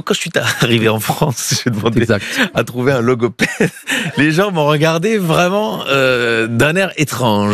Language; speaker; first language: French; native; French